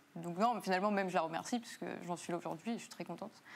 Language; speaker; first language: French; native; French